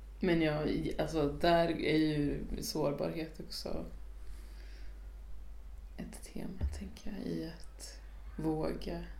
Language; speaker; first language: Swedish; native; Swedish